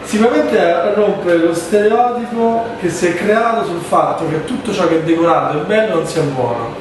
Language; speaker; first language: Italian; native; Italian